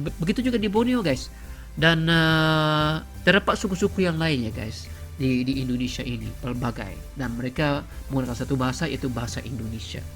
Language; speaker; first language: Malay; native; Malay